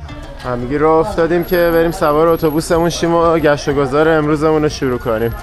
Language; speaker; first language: Persian; native; Persian